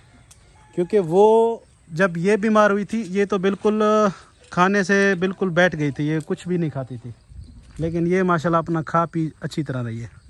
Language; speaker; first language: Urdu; non-native, local second language; Saraiki